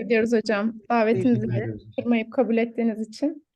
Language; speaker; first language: Turkish; native; Turkish